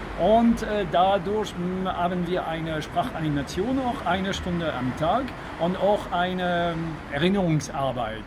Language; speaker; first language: German; non-native, fluent; French